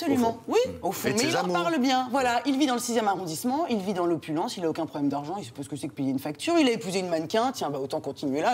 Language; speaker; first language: French; native; French